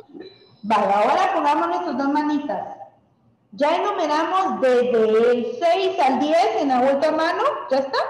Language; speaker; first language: Spanish; native; Spanish